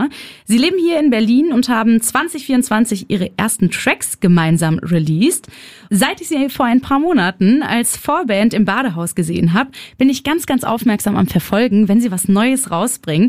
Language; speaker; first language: German; native; German